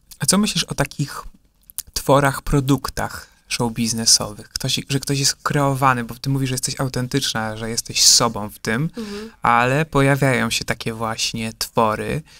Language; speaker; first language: Polish; native; Polish